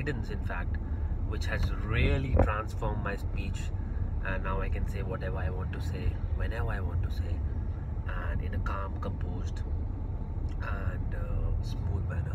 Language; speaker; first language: English; non-native, local second language; Hindi